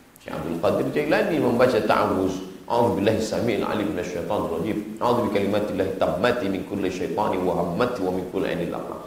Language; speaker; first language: Malay; native; Malay